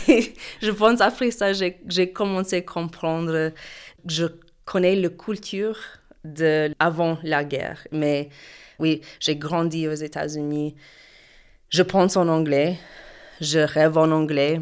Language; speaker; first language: French; non-native, learner; English